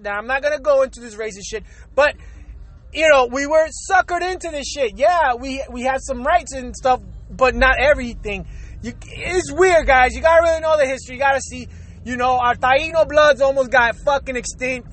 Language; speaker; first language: English; early bilingual, other home language; Spanish